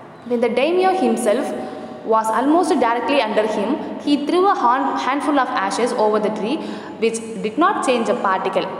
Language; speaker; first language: English; non-native, local second language; Tamil